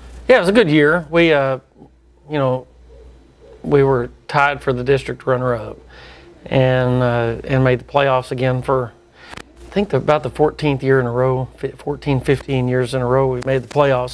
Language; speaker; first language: English; native; English